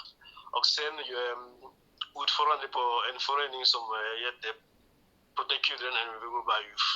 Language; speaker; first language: Swedish; non-native, learner; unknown